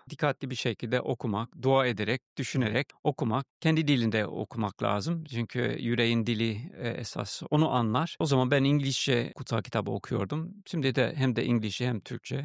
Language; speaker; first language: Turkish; non-native, fluent; English